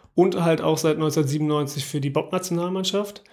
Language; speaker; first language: German; native; German